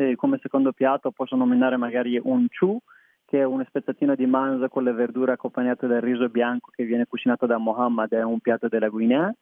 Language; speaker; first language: Italian; non-native, fluent; Persian